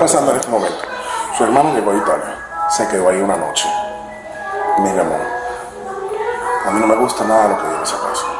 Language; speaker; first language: Spanish; native; Spanish